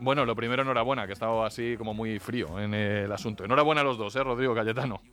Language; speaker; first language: Spanish; native; Spanish